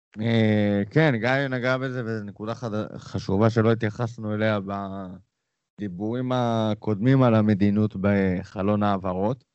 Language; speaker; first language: Hebrew; native; Hebrew